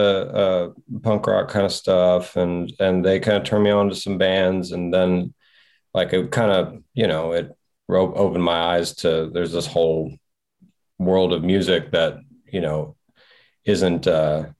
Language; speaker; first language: English; native; English